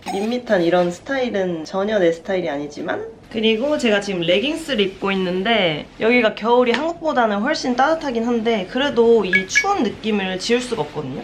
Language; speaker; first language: Korean; native; Korean